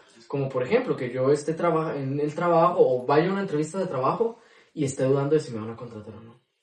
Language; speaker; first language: Spanish; native; Spanish